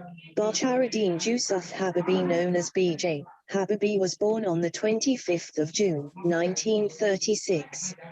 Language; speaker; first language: English; non-native, learner; Indonesian